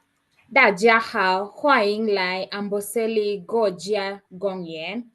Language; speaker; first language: Chinese; non-native, learner; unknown